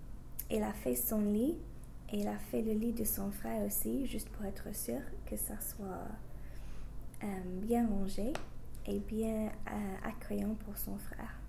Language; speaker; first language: French; non-native, fluent; English